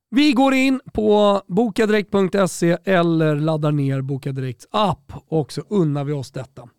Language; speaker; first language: Swedish; native; Swedish